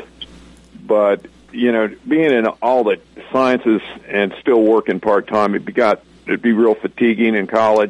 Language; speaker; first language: English; native; English